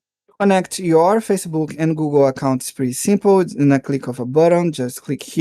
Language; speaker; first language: English; non-native, fluent; Portuguese